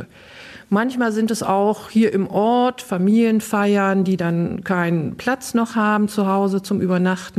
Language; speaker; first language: German; native; German